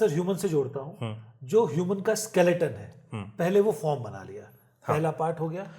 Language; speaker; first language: Hindi; native; Hindi